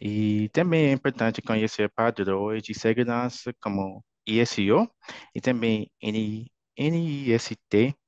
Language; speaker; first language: Portuguese; non-native, fluent; English